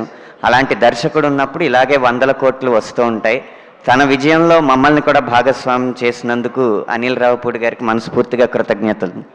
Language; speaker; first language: Telugu; native; Telugu